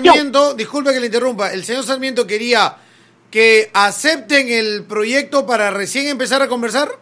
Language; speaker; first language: Spanish; native; Spanish